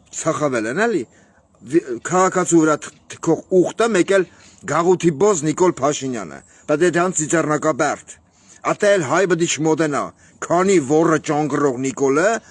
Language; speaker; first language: Armenian; native; Armenian